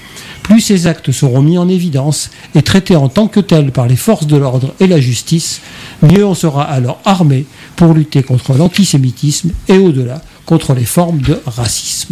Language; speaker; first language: French; native; French